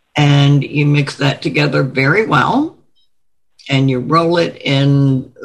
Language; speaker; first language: English; native; English